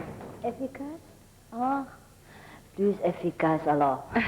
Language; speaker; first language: French; non-native, fluent; Vietnamese